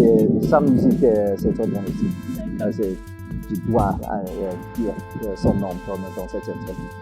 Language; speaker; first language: French; non-native, fluent; English